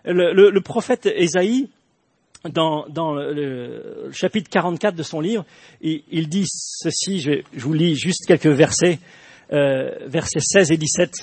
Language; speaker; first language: French; native; French